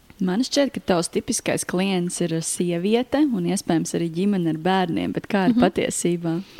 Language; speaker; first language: Latvian; native; Latvian